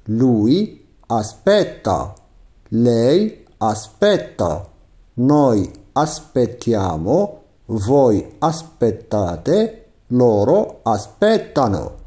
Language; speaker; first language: Italian; non-native, fluent; Arabic